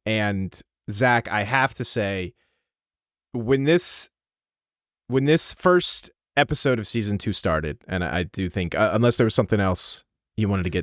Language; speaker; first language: English; native; English